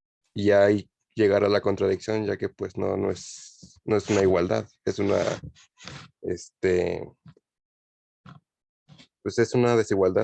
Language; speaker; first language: Spanish; native; Spanish